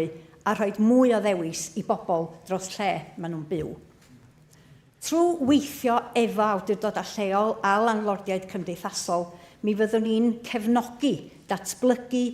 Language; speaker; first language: Welsh; native; Welsh